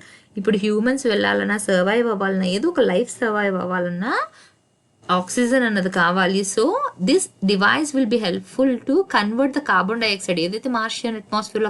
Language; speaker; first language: Telugu; native; Telugu